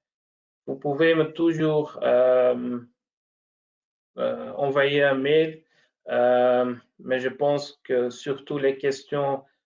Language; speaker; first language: French; non-native, local second language; Dutch